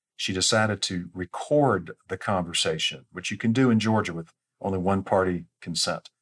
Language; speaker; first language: English; native; English